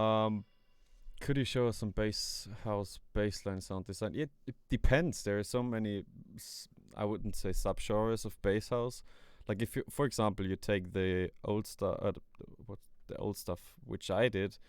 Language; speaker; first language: English; non-native, fluent; German